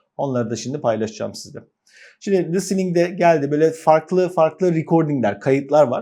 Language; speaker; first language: Turkish; native; Turkish